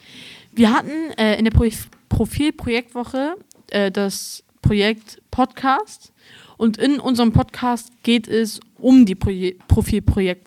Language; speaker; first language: German; native; German